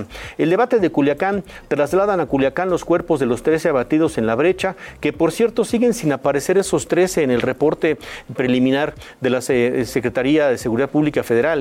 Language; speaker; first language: Spanish; native; Spanish